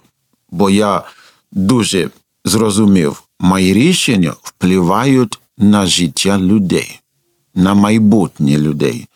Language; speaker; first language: Ukrainian; non-native, fluent; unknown